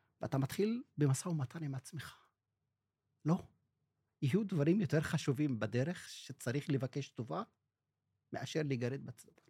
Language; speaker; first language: Hebrew; non-native, local second language; Arabic